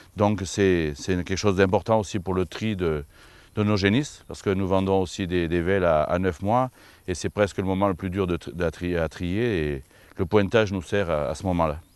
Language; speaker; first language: French; native; French